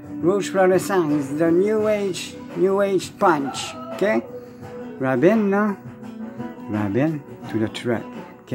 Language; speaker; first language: English; non-native, learner; French